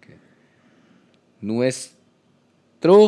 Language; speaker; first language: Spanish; non-native, learner; Hindi